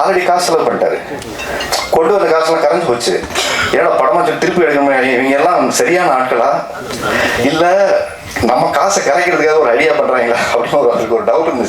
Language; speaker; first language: Tamil; native; Tamil